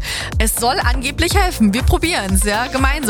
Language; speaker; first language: German; native; German